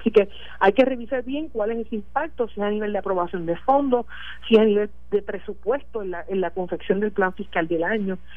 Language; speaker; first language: Spanish; native; Spanish